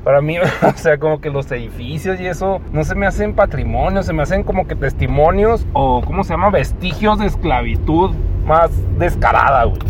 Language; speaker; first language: Spanish; native; Spanish